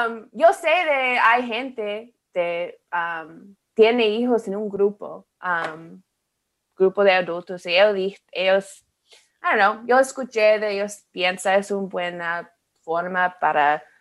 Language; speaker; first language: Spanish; non-native, learner; English